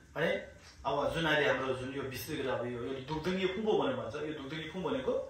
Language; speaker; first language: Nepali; non-native, local second language; Sherpa